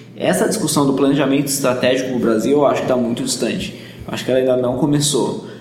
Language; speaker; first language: Portuguese; native; Portuguese